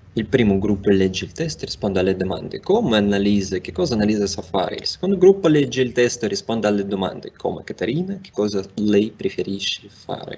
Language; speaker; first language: Italian; non-native, fluent; Russian